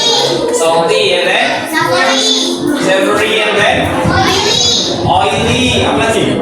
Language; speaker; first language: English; non-native, fluent; Indonesian